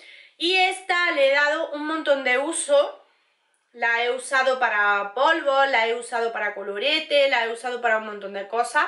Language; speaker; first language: Spanish; native; Spanish